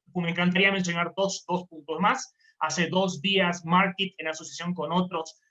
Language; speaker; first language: Spanish; native; Spanish